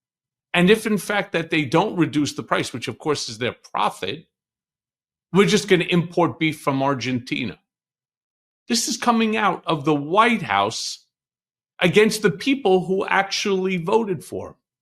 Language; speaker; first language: English; native; English